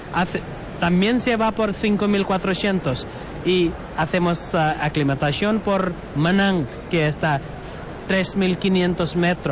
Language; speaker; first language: Spanish; non-native, learner; Nepali